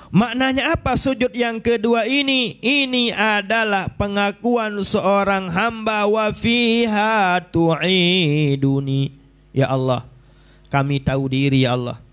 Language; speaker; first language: Malay; non-native, local second language; Sasak